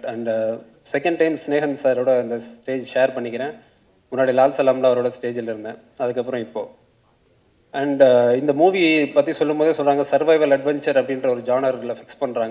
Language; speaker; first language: Tamil; native; Tamil